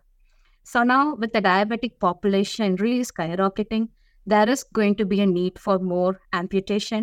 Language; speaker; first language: English; non-native, local second language; Tamil